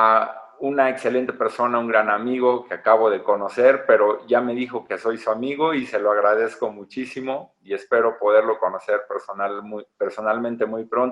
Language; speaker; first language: Spanish; native; Spanish